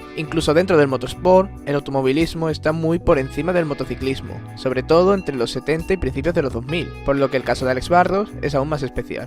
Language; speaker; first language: Spanish; native; Spanish